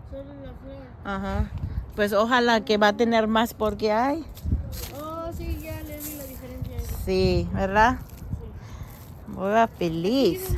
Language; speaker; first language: Spanish; non-native, learner; Filipino